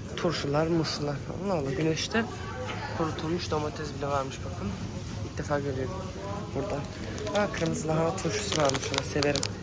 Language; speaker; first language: Turkish; early bilingual, heritage; Turkish